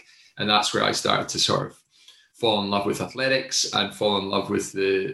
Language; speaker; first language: English; native; English